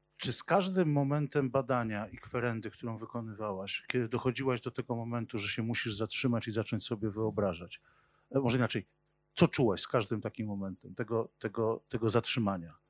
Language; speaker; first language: Polish; native; Polish